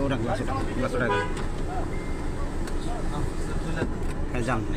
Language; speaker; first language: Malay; non-native, learner; Bangla